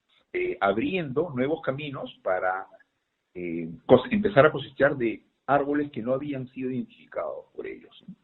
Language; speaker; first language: Spanish; native; Spanish